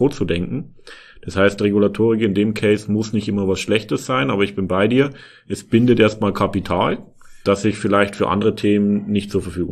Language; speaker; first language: German; native; German